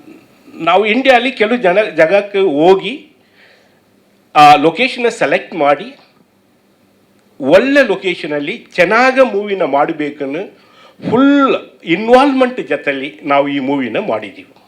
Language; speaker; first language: Kannada; non-native, learner; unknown